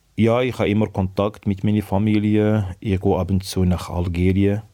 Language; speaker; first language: German; non-native, learner; Arabic